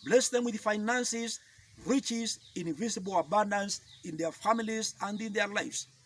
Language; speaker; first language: English; non-native, local second language; Swahili